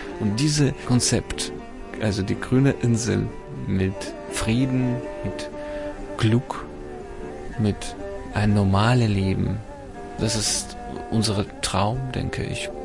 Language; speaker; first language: German; non-native, fluent; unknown